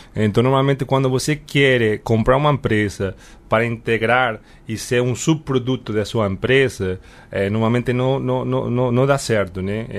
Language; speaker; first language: Portuguese; non-native, fluent; Spanish